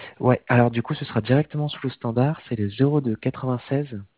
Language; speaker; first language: French; native; French